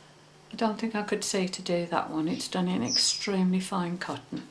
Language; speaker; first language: English; native; English